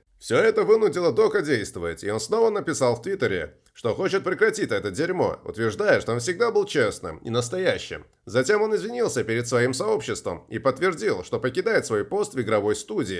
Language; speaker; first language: Russian; native; Russian